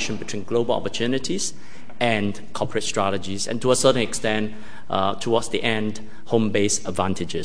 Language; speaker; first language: English; non-native, local second language; Cantonese